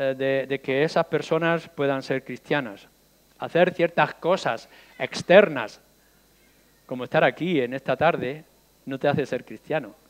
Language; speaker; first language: Spanish; native; Spanish